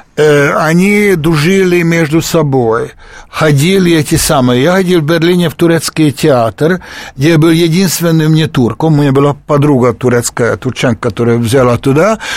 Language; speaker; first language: Russian; non-native, fluent; Hungarian